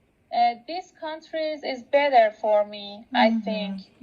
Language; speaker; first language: English; non-native, local second language; Persian